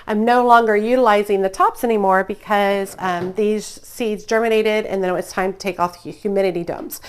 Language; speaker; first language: English; native; English